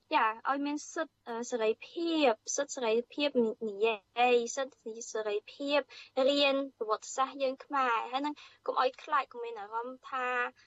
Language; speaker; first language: Khmer; early bilingual, heritage; Khmer